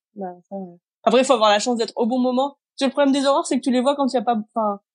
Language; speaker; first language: French; native; French